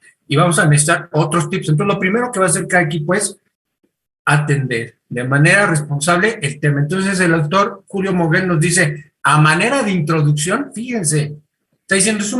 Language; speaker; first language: Spanish; native; Spanish